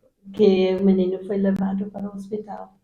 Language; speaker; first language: Portuguese; non-native, fluent; English